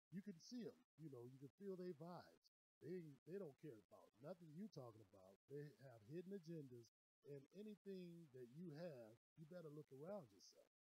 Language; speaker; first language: English; native; English